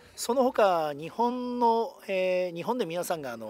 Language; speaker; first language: Japanese; native; Japanese